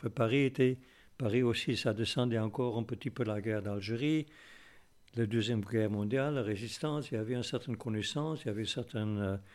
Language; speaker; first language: French; non-native, fluent; Afrikaans